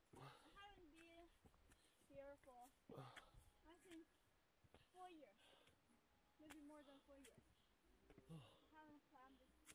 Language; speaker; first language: English; non-native, learner; Chinese